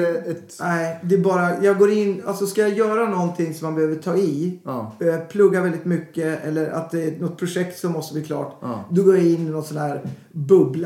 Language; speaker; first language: Swedish; native; Swedish